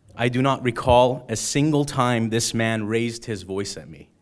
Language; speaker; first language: English; early bilingual, other home language; Persian